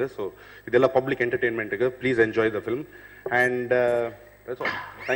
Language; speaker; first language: Tamil; non-native, fluent; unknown